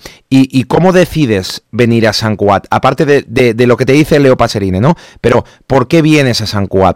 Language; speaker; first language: Spanish; native; Spanish